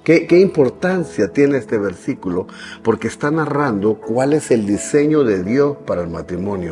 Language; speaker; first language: Spanish; native; Spanish